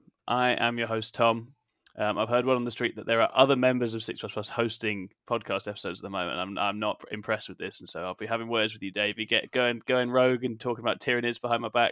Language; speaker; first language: English; native; English